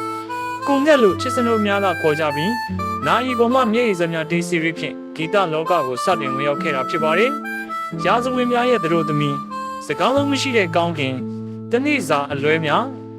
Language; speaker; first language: Burmese; native; Burmese